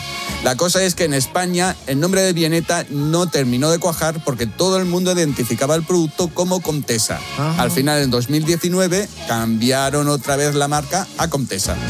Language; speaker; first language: Spanish; native; Spanish